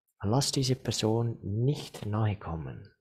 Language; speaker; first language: German; non-native, fluent; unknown